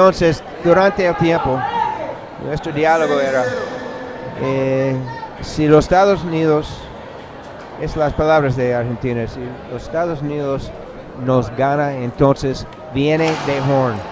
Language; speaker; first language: Spanish; non-native, learner; English